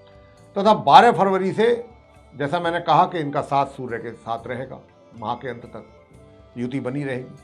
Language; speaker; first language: Hindi; native; Hindi